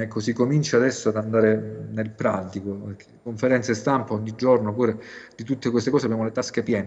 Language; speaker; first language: Italian; native; Italian